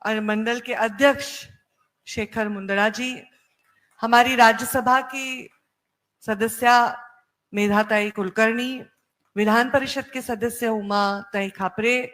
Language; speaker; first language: Hindi; non-native, local second language; Marathi